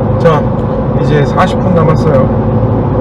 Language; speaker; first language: Korean; native; Korean